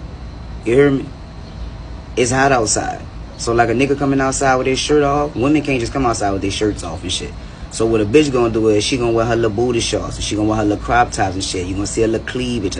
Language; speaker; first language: English; native; English